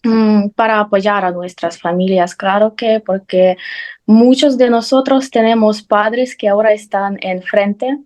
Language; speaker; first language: Spanish; non-native, fluent; Ukrainian